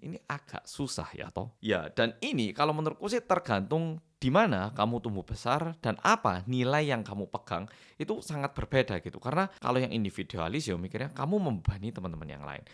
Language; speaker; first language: Indonesian; early bilingual, other home language; Korean